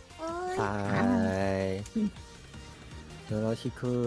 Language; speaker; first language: Japanese; non-native, fluent; Chinese